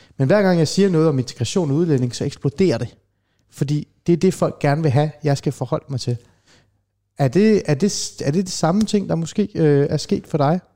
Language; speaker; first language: Danish; early bilingual, other home language; Persian